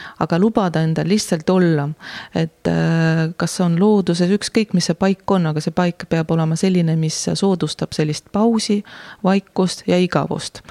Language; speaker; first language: Estonian; non-native, local second language; Russian